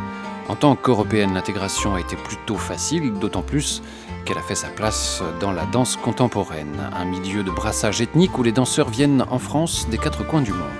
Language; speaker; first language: French; native; French